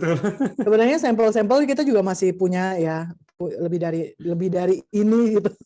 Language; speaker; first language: Indonesian; native; Indonesian